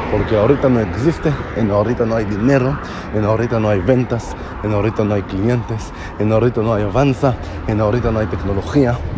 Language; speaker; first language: Spanish; non-native, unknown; Hebrew